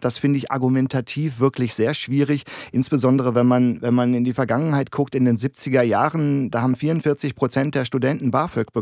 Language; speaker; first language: German; native; German